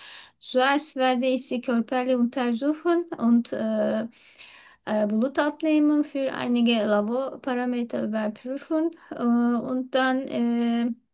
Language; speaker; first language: German; non-native, learner; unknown